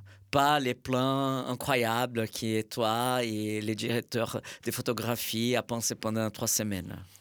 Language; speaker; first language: French; non-native, fluent; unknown